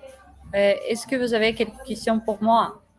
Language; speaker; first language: French; non-native, learner; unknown